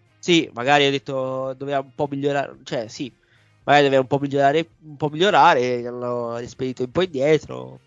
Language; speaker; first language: Italian; native; Italian